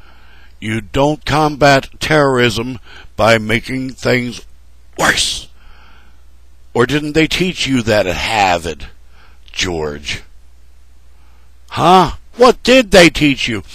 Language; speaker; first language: English; native; English